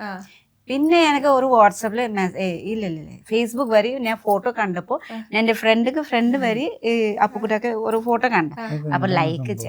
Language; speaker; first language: Malayalam; non-native, fluent; Nepali